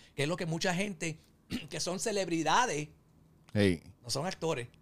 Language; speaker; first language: Spanish; early bilingual, heritage; Spanish